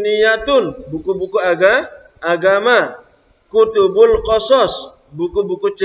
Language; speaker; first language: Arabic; non-native, fluent; Indonesian